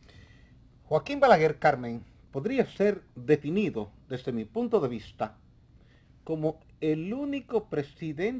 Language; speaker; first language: Spanish; native; Spanish